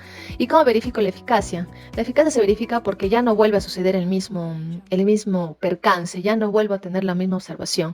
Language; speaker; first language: Spanish; native; Spanish